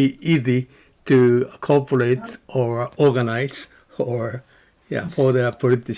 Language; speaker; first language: English; non-native, learner; Japanese